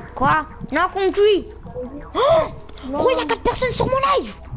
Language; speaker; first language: French; native; French